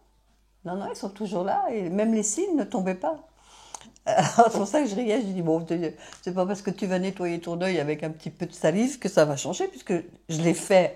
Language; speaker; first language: French; native; French